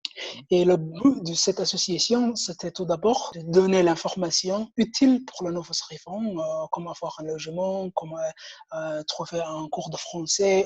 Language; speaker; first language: French; non-native, learner; Somali